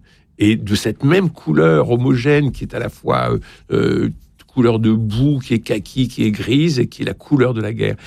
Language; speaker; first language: French; native; French